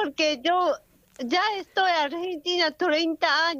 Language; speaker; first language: Spanish; non-native, learner; Japanese